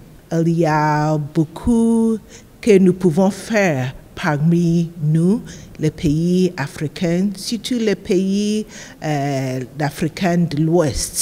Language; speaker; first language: French; non-native, learner; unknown